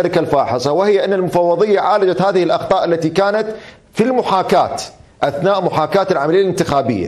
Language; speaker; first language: Arabic; native; Arabic